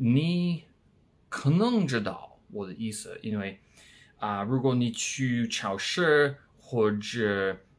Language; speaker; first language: Chinese; non-native, learner; English